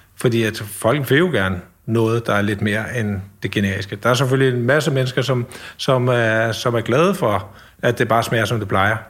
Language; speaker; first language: Danish; native; Danish